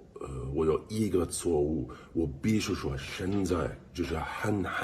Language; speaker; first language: Chinese; non-native, learner; English